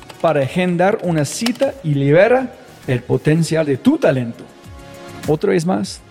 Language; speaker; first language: Spanish; non-native, fluent; English